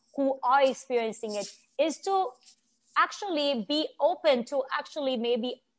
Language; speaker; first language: English; non-native, fluent; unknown